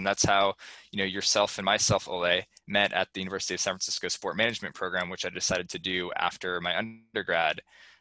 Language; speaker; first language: English; native; English